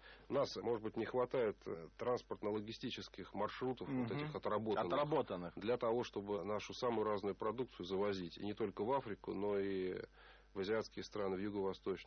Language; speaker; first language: Russian; native; Russian